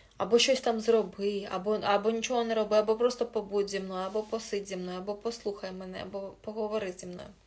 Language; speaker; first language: Ukrainian; non-native, local second language; Russian